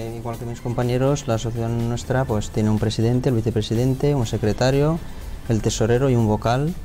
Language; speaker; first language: Spanish; non-native, fluent; Romanian